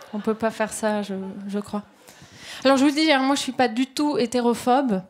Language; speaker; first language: French; native; French